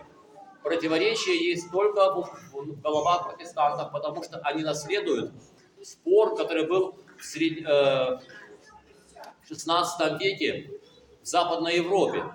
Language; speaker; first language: Russian; native; Russian